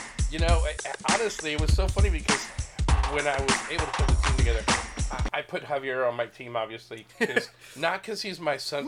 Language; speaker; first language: English; native; English